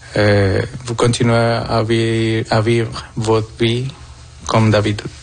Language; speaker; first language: French; non-native, fluent; Spanish